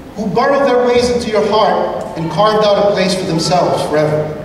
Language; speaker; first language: English; early bilingual, other home language; Spanish